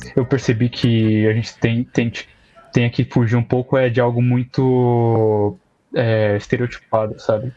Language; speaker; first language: Portuguese; native; Portuguese